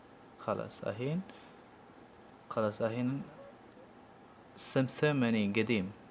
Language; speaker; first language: Arabic; non-native, learner; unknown